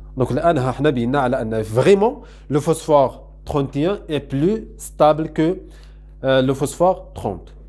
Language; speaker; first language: French; non-native, local second language; Arabic